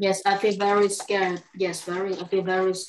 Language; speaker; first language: English; non-native, fluent; Vietnamese